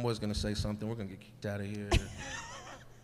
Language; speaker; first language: English; native; English